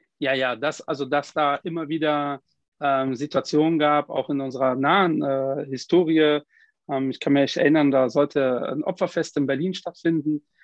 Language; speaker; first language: German; early bilingual, other home language; Portuguese